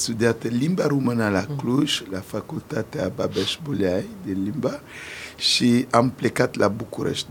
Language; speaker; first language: Romanian; non-native, fluent; Sango